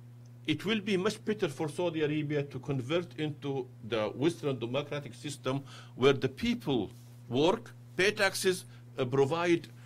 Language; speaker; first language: English; non-native, fluent; Arabic